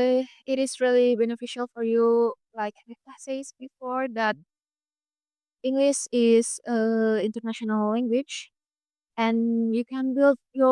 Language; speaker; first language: English; non-native, fluent; Indonesian